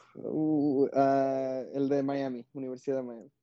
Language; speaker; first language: Spanish; early bilingual, heritage; Spanish